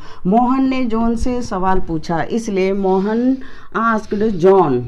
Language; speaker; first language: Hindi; native; Hindi